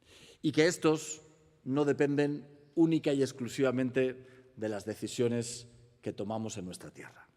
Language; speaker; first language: Spanish; native; Spanish